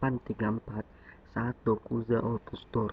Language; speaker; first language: Turkish; non-native, learner; Indonesian